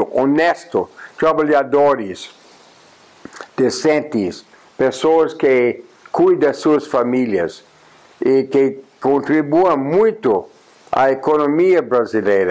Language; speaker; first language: Portuguese; non-native, fluent; English